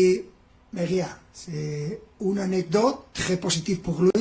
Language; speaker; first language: French; non-native, fluent; Spanish